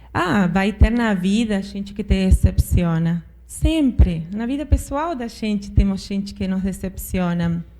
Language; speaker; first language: Portuguese; non-native, fluent; Spanish